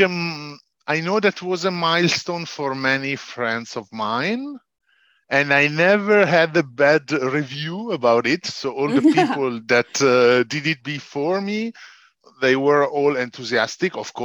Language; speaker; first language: English; non-native, fluent; Italian